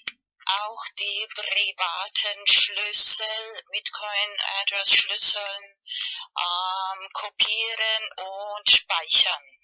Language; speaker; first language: German; non-native, fluent; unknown